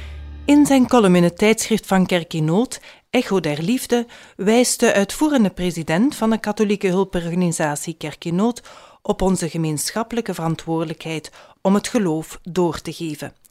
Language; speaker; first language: Dutch; native; Dutch